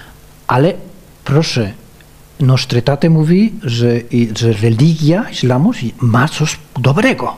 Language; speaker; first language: Polish; non-native, fluent; Spanish